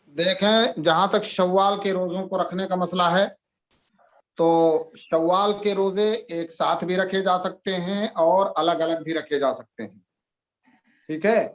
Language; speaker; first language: Urdu; native; Urdu